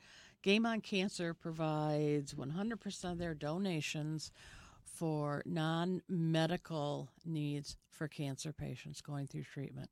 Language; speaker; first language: English; native; English